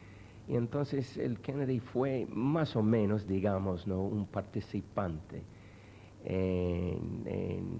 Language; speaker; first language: Spanish; non-native, fluent; English